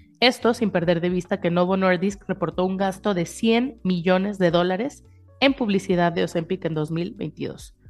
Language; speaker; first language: Spanish; native; Spanish